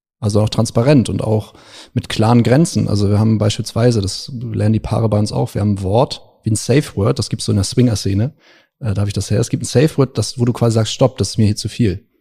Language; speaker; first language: German; native; German